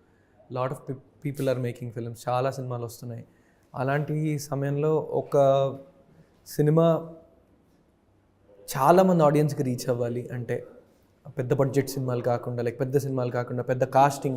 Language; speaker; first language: Telugu; native; Telugu